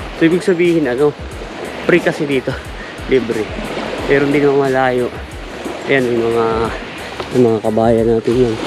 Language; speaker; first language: Filipino; native; Filipino